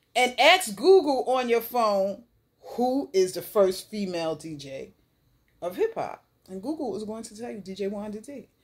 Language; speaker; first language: English; native; English